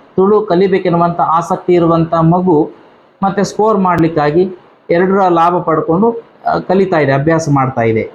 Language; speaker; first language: Kannada; native; Kannada